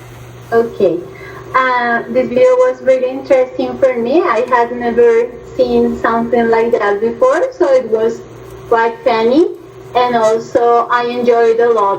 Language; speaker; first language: English; non-native, learner; Spanish